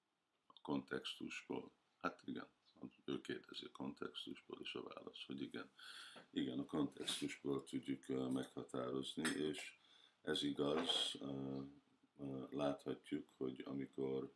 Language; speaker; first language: Hungarian; early bilingual, heritage; Hungarian